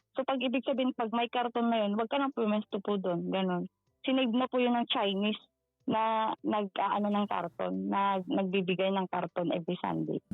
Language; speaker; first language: Filipino; non-native, local second language; Iloko